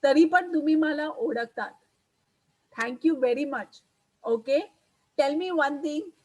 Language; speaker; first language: Marathi; non-native, local second language; Hindi